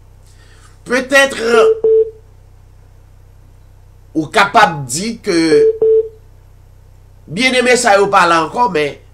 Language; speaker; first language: French; non-native, local second language; Haitian Creole